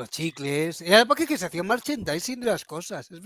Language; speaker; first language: Spanish; native; Spanish